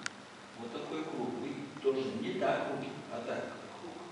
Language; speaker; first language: Russian; non-native, learner; Korean